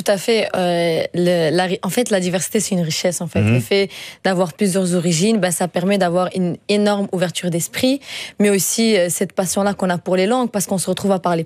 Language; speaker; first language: French; non-native, fluent; Dutch